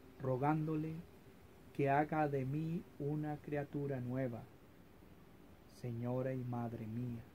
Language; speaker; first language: Spanish; native; Spanish